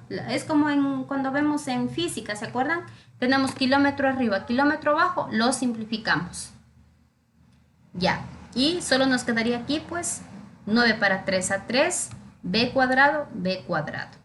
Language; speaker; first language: Spanish; native; Spanish